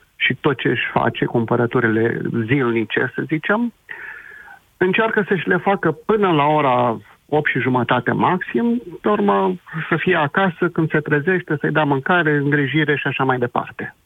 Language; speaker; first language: Romanian; native; Romanian